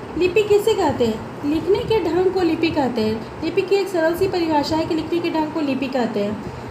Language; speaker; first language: Hindi; native; Hindi